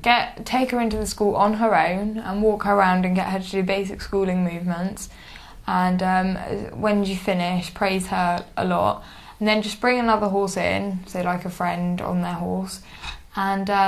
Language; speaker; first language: English; native; English